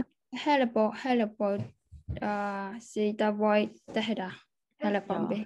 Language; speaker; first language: Finnish; non-native, learner; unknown